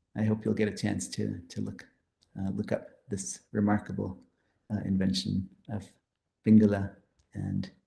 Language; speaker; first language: English; early bilingual, other home language; Hindi